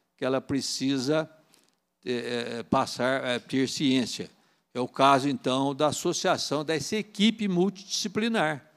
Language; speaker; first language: Portuguese; native; Portuguese